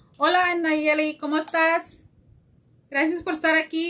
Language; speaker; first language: Spanish; early bilingual, heritage; Spanish